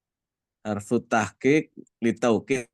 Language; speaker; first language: Arabic; non-native, learner; Indonesian